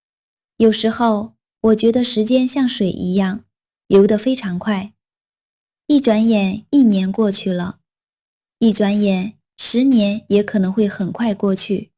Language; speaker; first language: Chinese; non-native, fluent; Vietnamese